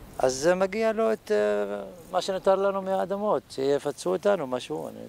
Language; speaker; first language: Hebrew; non-native, local second language; Arabic